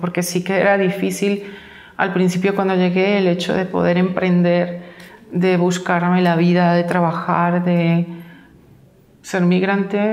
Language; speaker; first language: Spanish; native; Spanish